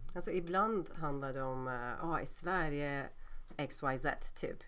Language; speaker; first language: Swedish; non-native, fluent; Turkish